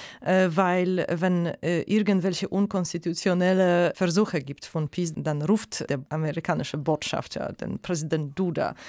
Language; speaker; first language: German; non-native, fluent; Polish